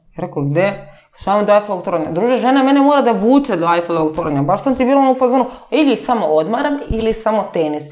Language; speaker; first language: Serbian; early bilingual, heritage; Serbian